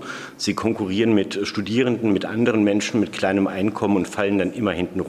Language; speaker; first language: German; native; German